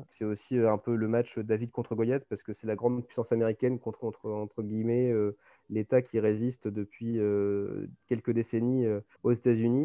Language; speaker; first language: French; native; French